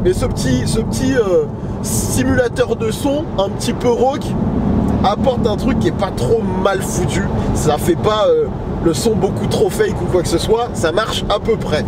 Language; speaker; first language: French; native; French